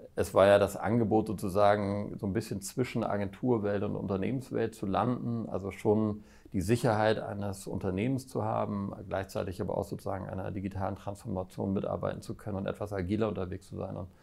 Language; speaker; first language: German; native; German